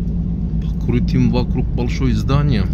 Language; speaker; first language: Russian; non-native, learner; Turkish